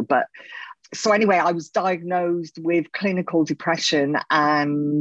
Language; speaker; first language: English; native; English